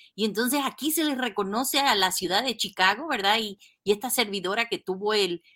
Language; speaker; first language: Spanish; native; Spanish